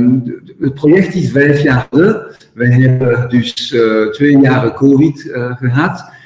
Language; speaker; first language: Dutch; non-native, local second language; French